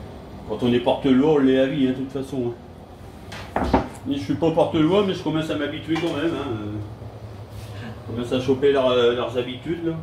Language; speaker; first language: French; native; French